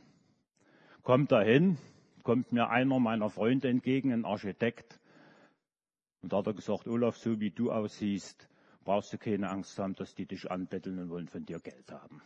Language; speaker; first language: German; native; German